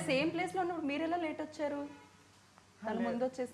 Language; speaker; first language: Telugu; native; Telugu